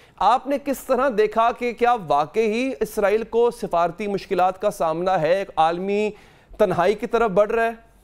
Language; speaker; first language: Urdu; native; Urdu